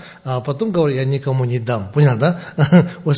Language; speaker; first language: Russian; non-native, learner; Tibetan